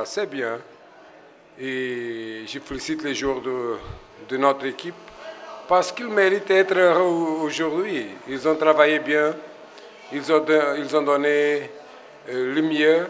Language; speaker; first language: French; non-native, fluent; Portuguese